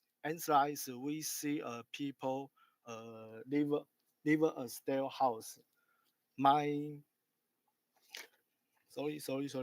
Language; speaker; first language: English; non-native, learner; Chinese